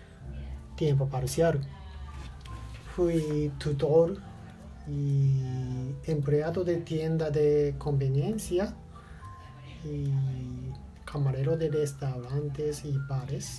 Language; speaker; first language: Spanish; non-native, learner; Japanese